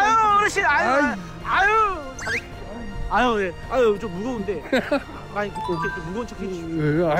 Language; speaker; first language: Korean; native; Korean